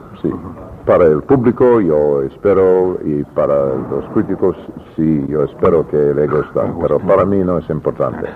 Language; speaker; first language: Spanish; non-native, learner; English